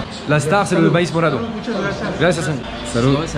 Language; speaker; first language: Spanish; non-native, fluent; French